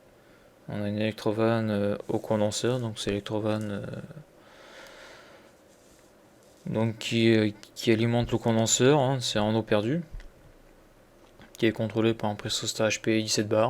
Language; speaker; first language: French; native; French